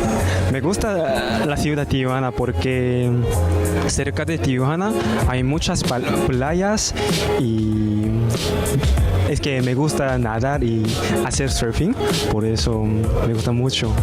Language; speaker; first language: Spanish; non-native, learner; Korean